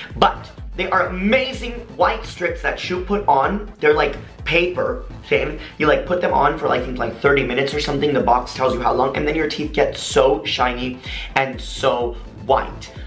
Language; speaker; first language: English; native; English